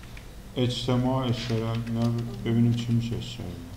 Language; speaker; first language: Persian; native; Persian